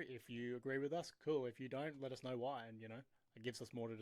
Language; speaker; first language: English; native; English